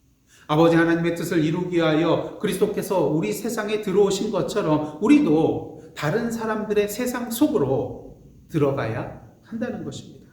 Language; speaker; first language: Korean; native; Korean